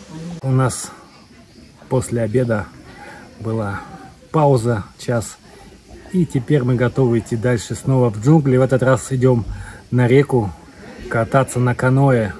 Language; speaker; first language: Russian; native; Russian